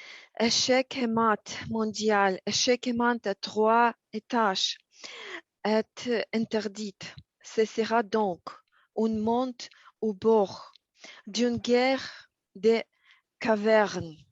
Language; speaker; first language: French; non-native, learner; Russian